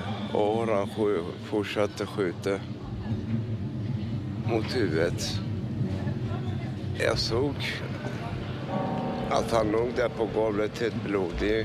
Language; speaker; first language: Swedish; non-native, fluent; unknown